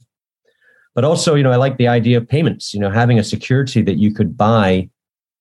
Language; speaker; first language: English; native; English